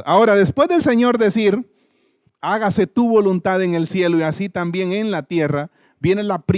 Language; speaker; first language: Spanish; native; Spanish